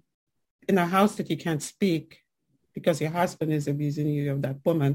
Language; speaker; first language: English; native; English